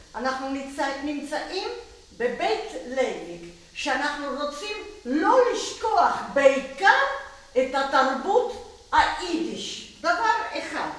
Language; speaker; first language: Hebrew; non-native, fluent; Spanish